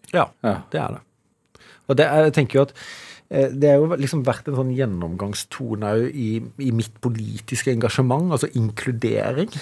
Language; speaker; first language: Norwegian; native; Norwegian